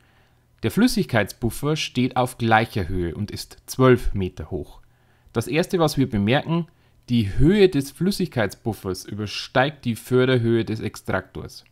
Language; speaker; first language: German; native; German